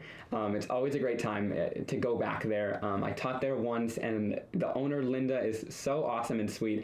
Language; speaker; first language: English; native; English